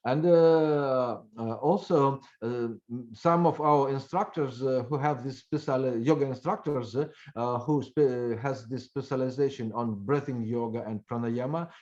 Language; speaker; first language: English; non-native, fluent; Russian